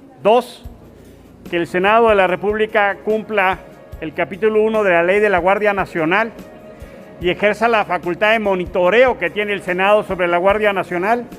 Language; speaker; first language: Spanish; native; Spanish